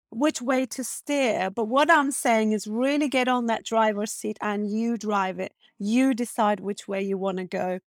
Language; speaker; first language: English; non-native, fluent; Turkish